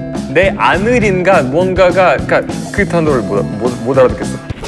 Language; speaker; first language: Korean; non-native, fluent; Russian